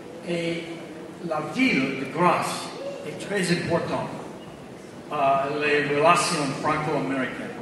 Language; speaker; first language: French; non-native, fluent; English